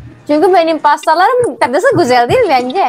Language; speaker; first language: Turkish; non-native, learner; Indonesian